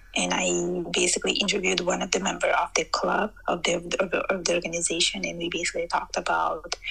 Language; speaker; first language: English; early bilingual, heritage; Italian